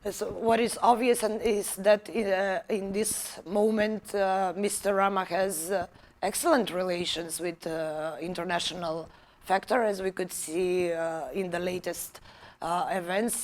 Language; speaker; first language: English; non-native, fluent; Macedonian